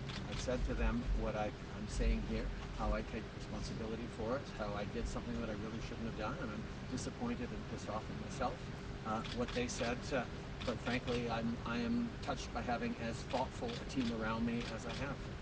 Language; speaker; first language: English; native; English